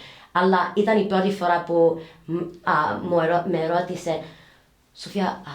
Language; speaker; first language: Greek; early bilingual, heritage; English